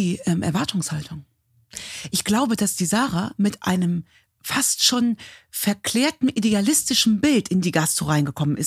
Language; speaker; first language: German; native; German